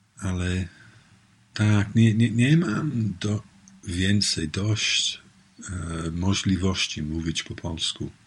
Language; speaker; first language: Polish; non-native, learner; English